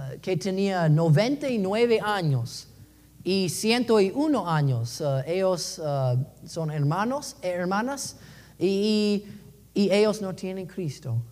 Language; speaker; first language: Spanish; non-native, learner; English